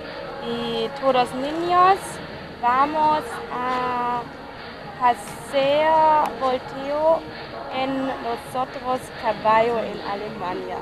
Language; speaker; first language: Spanish; non-native, learner; German